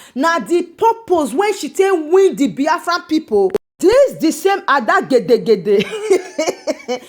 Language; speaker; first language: Nigerian Pidgin; non-native, local second language; Igbo